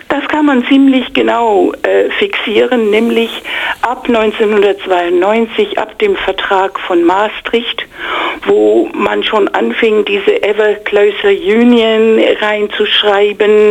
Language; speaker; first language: German; non-native, fluent; English